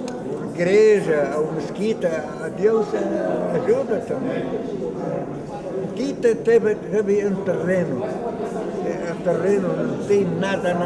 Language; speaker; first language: Portuguese; non-native, learner; Arabic